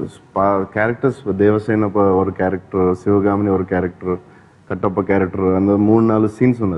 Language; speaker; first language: Tamil; non-native, learner; Telugu